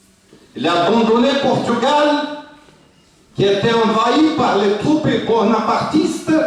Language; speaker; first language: French; non-native, fluent; Portuguese